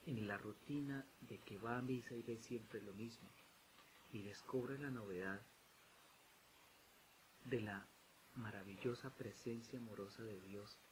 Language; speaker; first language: Spanish; native; Spanish